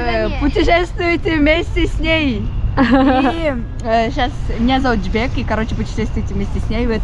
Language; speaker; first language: Russian; non-native, local second language; Kyrgyz